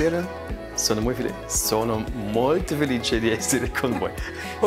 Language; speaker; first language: Italian; non-native, learner; French